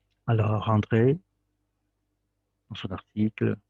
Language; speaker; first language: French; non-native, fluent; Russian